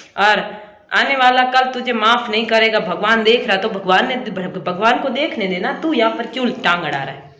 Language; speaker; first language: Hindi; native; Hindi